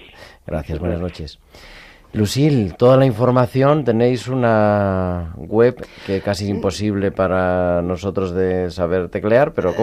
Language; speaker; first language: Spanish; native; Spanish